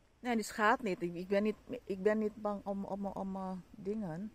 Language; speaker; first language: Dutch; non-native, learner; Indonesian